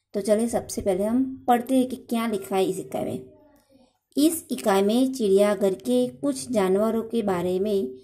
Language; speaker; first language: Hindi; non-native, local second language; Gujarati